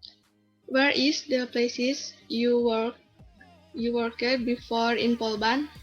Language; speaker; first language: English; non-native, learner; Indonesian